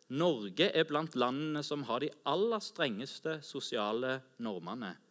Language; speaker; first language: Norwegian; native; Norwegian